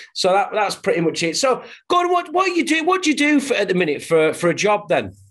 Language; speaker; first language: English; native; English